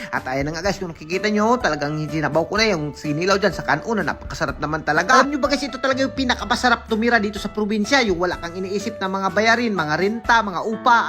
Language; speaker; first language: Filipino; non-native, local second language; Cebuano